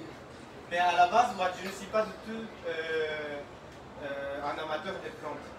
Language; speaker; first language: French; non-native, fluent; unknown